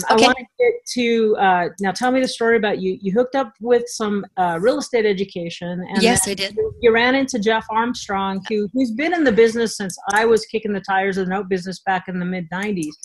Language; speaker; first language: English; native; English